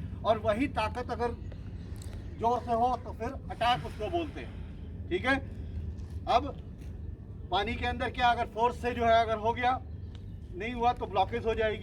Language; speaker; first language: Hindi; native; Hindi